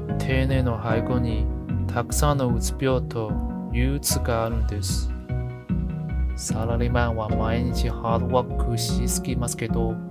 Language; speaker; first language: Japanese; non-native, learner; English